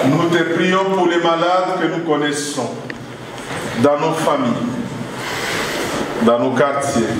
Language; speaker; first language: French; non-native, local second language; Lingala